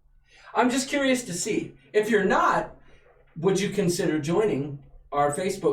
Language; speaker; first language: English; native; English